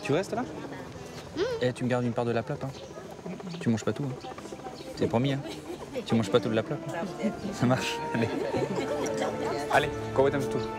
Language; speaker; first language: French; native; French